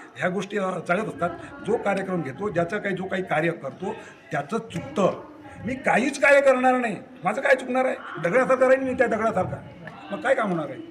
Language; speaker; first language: Marathi; native; Marathi